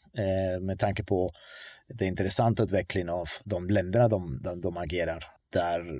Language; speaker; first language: Swedish; non-native, fluent; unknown